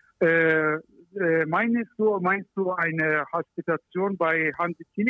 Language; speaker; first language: German; non-native, learner; Persian